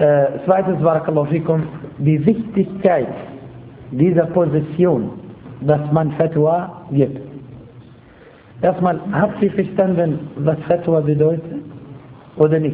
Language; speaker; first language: German; non-native, fluent; Arabic